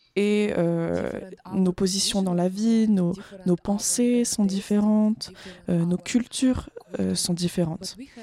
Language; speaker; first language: French; non-native, fluent; Ukrainian